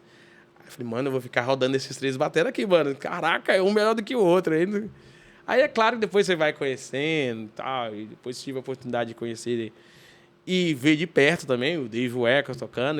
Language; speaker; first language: Portuguese; native; Portuguese